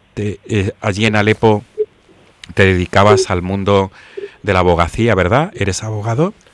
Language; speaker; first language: Spanish; native; Spanish